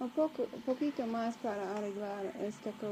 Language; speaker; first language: Spanish; non-native, learner; English